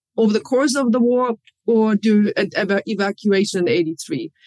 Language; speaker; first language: English; non-native, fluent; German